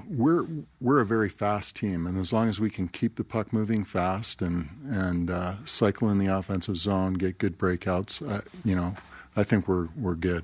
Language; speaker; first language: English; native; English